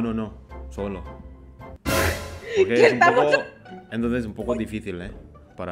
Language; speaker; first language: Spanish; non-native, fluent; Indonesian